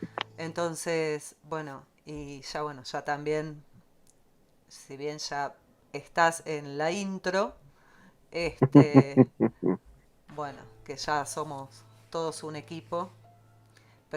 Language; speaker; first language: Spanish; native; Spanish